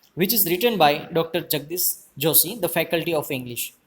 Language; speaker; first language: English; non-native, local second language; Gujarati